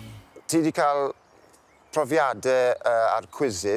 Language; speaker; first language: Welsh; native; Welsh